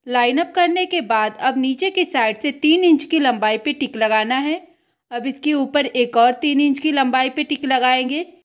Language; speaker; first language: Hindi; native; Hindi